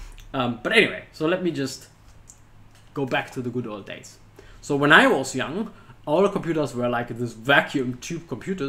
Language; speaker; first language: English; non-native, fluent; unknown